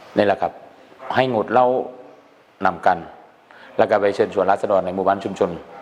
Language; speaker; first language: Thai; native; Thai